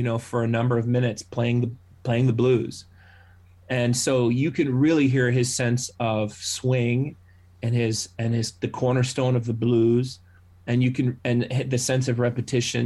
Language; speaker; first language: English; native; English